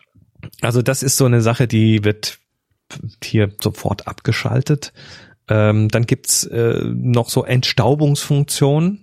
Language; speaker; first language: German; native; German